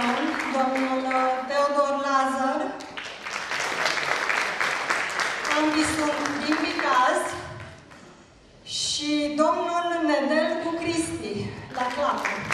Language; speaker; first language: Romanian; native; Romanian